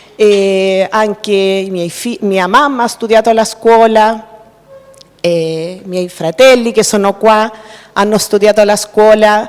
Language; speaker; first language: Italian; early bilingual, other home language; Spanish